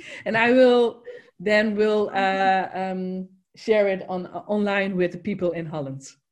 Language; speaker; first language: English; non-native, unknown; Dutch